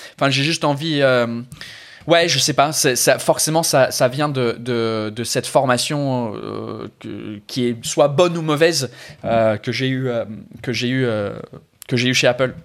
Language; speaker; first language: French; non-native, fluent; English